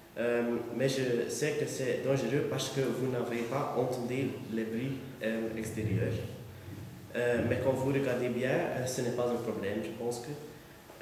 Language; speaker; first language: French; non-native, learner; Dutch